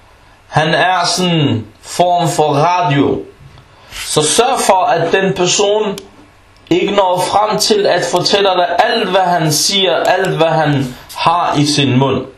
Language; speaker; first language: Danish; early bilingual, other home language; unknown